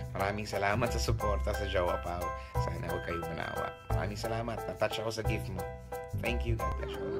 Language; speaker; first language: Filipino; native; Filipino